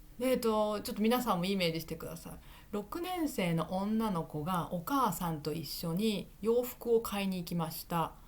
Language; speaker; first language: Japanese; native; Japanese